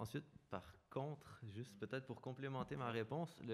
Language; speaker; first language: French; native; French